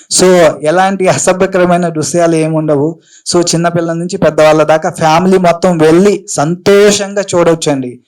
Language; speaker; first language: Telugu; native; Telugu